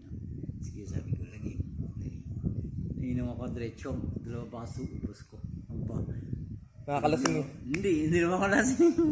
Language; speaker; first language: Filipino; non-native, learner; Punjabi